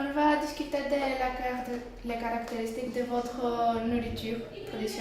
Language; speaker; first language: French; non-native, learner; Greek